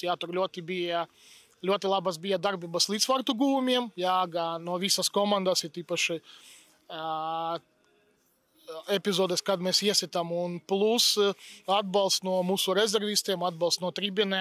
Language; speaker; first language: Latvian; non-native, local second language; Russian